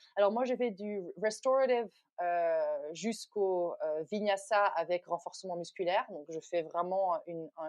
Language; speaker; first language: French; non-native, fluent; Dutch